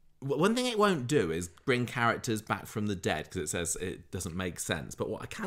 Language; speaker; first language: English; native; English